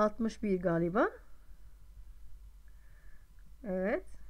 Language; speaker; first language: Turkish; non-native, fluent; Arabic